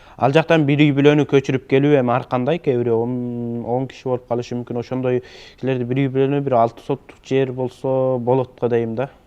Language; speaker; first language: Kyrgyz; early bilingual, heritage; Kyrgyz